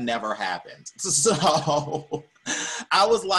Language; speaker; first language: English; native; English